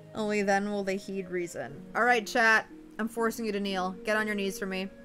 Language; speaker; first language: English; native; English